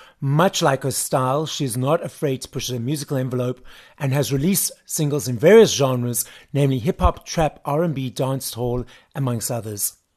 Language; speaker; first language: English; native; English